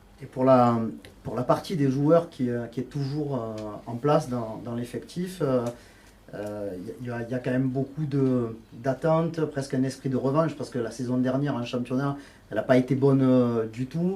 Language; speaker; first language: French; native; French